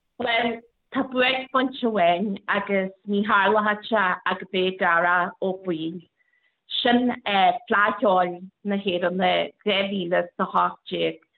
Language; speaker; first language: Irish; native; Irish